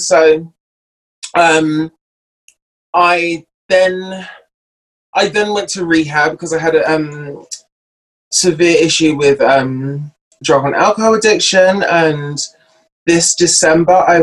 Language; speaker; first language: English; native; English